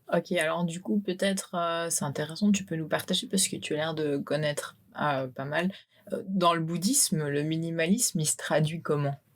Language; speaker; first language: French; native; French